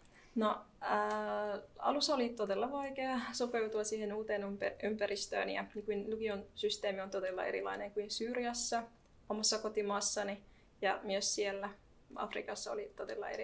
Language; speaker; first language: Finnish; non-native, fluent; Arabic